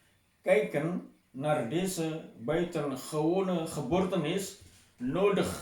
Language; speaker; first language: Dutch; non-native, fluent; Indonesian